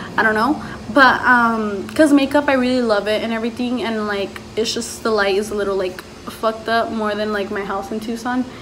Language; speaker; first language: English; early bilingual, other home language; Spanish